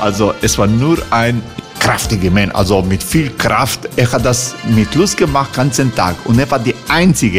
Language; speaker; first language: German; non-native, fluent; Croatian